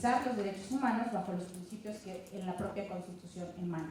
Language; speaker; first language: Spanish; native; Spanish